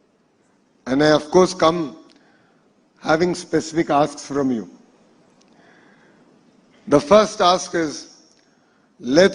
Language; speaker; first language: English; non-native, local second language; Telugu